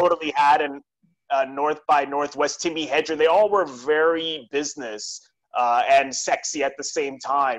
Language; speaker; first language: English; native; English